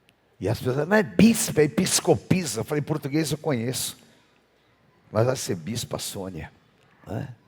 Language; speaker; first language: Portuguese; native; Portuguese